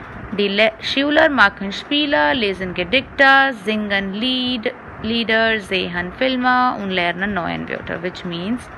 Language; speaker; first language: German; non-native, fluent; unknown